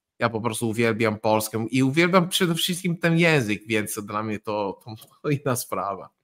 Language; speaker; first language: Polish; non-native, fluent; Italian